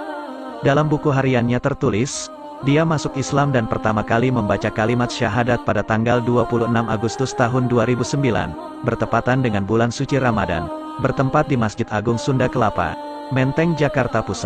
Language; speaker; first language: Indonesian; native; Indonesian